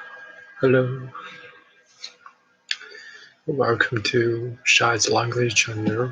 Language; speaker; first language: English; non-native, learner; Japanese